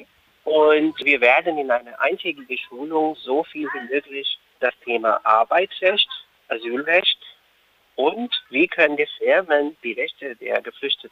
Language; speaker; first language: German; non-native, fluent; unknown